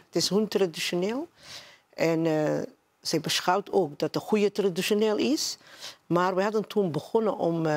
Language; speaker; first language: Dutch; non-native, learner; Somali